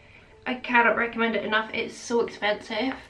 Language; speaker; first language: English; native; English